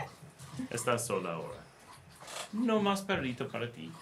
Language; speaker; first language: Spanish; non-native, learner; English